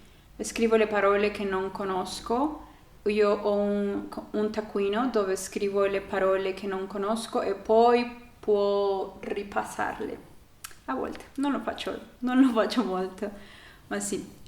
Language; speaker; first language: Italian; non-native, learner; Spanish